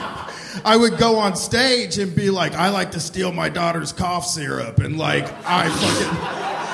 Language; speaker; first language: English; native; English